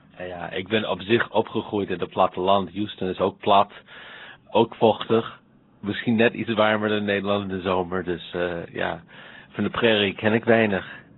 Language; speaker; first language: Dutch; non-native, fluent; English